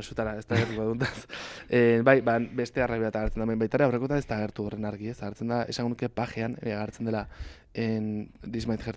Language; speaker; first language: Basque; native; Basque